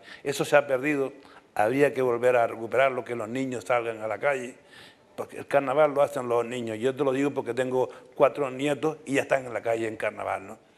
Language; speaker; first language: Spanish; native; Spanish